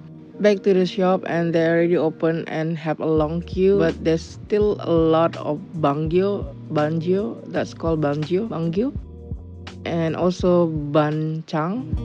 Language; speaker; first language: English; non-native, learner; Indonesian